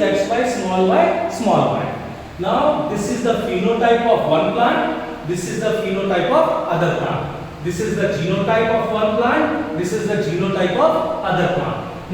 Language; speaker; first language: English; non-native, local second language; Hindi